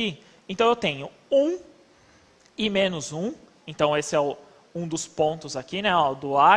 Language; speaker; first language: Portuguese; native; Portuguese